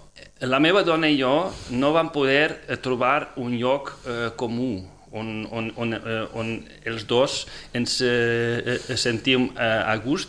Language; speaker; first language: Catalan; non-native, fluent; Dutch